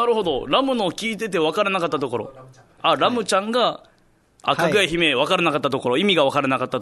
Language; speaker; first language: Japanese; native; Japanese